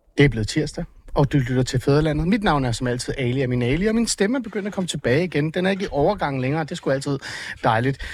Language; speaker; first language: Danish; early bilingual, other home language; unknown